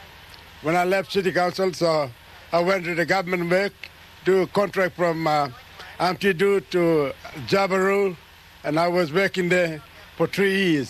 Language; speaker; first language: English; native; English